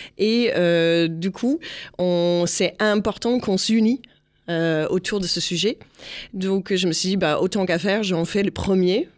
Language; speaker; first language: French; non-native, fluent; English